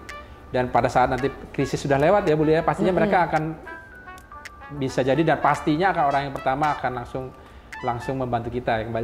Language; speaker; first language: Indonesian; native; Indonesian